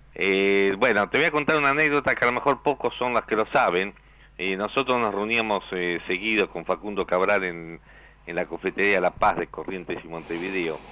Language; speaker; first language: Spanish; native; Spanish